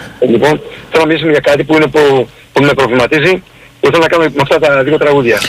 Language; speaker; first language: Greek; early bilingual, heritage; Greek